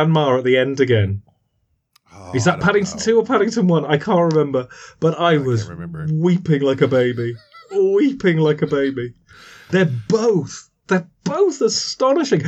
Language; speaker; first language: English; native; English